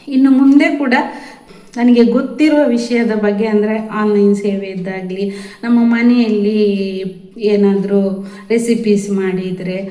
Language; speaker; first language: Kannada; non-native, local second language; Tulu